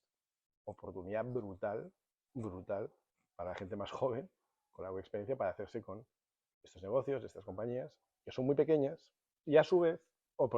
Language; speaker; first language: Spanish; native; Spanish